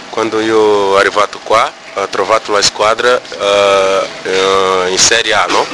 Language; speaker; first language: Italian; non-native, learner; Portuguese